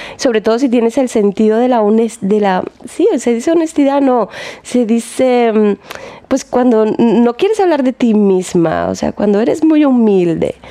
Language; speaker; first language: Spanish; native; Spanish